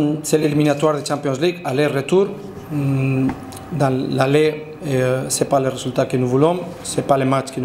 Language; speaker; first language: French; non-native, fluent; Spanish